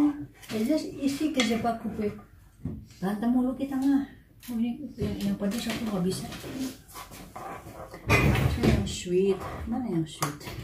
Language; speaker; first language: French; non-native, learner; Indonesian